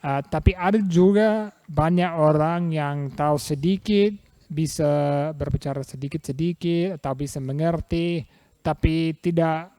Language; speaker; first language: Indonesian; non-native, fluent; English